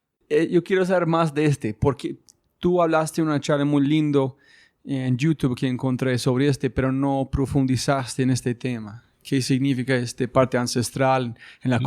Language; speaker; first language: Spanish; non-native, fluent; English